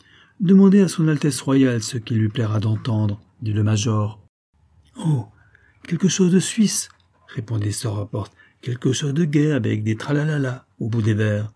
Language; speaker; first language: French; native; French